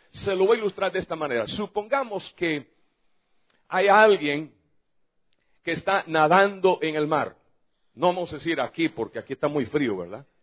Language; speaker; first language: Spanish; non-native, fluent; English